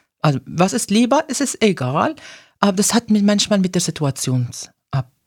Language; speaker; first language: German; non-native, fluent; Arabic